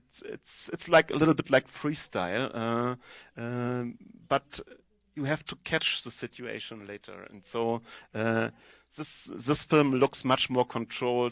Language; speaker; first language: English; non-native, fluent; German